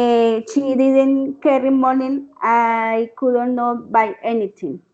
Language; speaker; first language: English; non-native, learner; Spanish